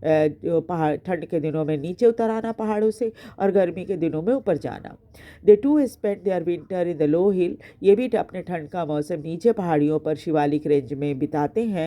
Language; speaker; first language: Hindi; native; Hindi